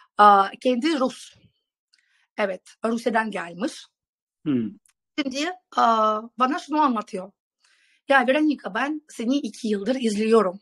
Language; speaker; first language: Turkish; non-native, fluent; Russian